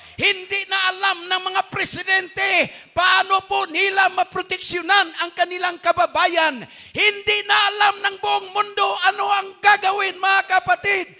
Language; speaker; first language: Filipino; non-native, local second language; Cebuano